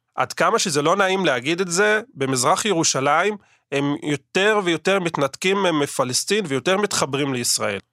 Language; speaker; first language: Hebrew; non-native, local second language; Arabic